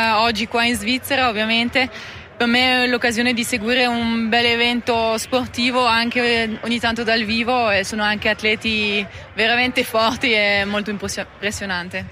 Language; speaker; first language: Italian; non-native, local second language; French